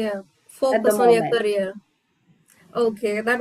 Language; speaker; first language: English; non-native, local second language; Hindi